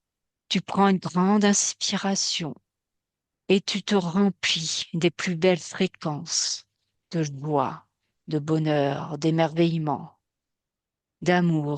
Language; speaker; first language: French; native; French